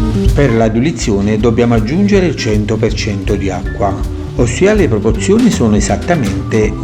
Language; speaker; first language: Italian; native; Italian